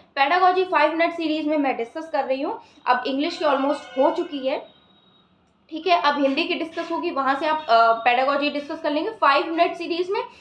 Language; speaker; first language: Hindi; native; Hindi